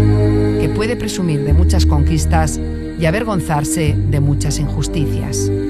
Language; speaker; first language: Spanish; native; Spanish